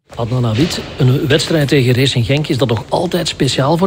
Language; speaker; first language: Dutch; native; Dutch